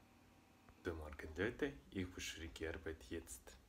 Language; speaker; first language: German; non-native, learner; Russian